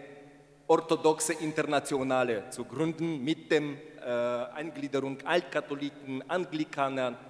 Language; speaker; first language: German; non-native, fluent; Ukrainian